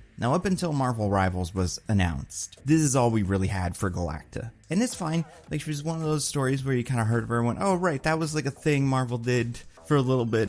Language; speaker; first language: English; native; English